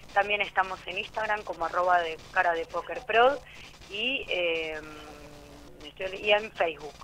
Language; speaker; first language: Spanish; native; Spanish